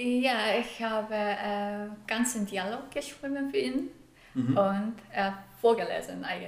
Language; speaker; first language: German; non-native, fluent; Korean